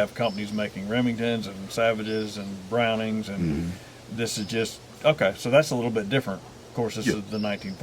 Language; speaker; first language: English; native; English